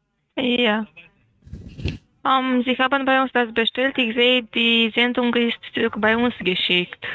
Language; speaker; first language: German; non-native, learner; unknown